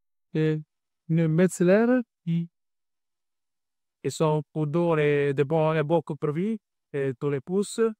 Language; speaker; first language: French; non-native, learner; Italian